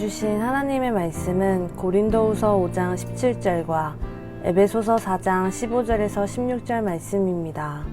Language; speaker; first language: Korean; native; Korean